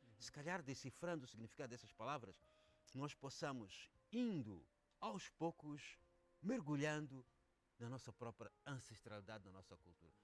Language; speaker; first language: Portuguese; non-native, local second language; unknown